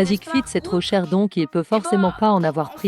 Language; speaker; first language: French; native; French